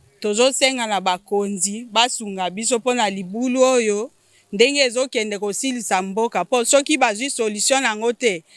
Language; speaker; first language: Lingala; native; Lingala